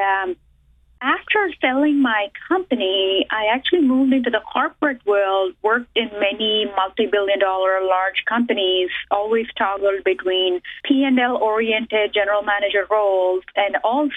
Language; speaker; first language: English; non-native, local second language; Telugu